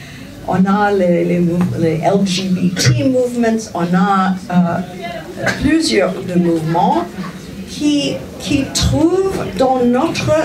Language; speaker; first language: French; non-native, fluent; English